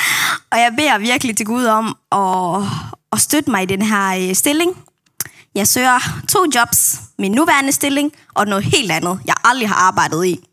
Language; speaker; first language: Danish; non-native, local second language; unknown